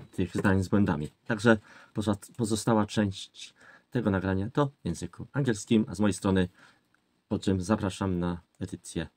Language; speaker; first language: Polish; non-native, fluent; English